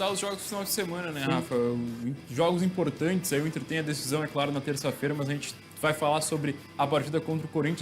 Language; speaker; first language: Portuguese; native; Portuguese